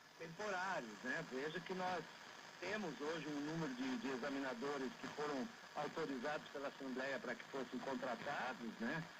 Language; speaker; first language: Portuguese; native; Portuguese